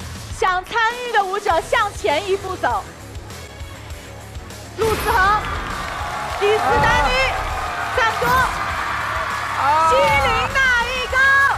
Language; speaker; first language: Chinese; native; Chinese